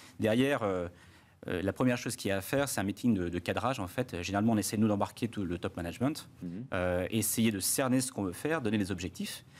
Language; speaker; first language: French; native; French